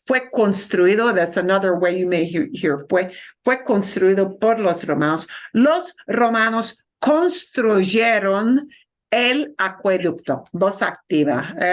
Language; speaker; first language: Spanish; non-native, fluent; English